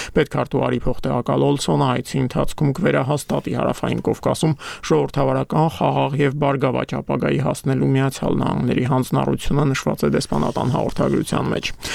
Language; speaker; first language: Armenian; native; Armenian